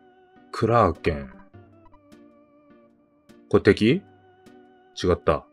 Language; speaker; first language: Japanese; native; Japanese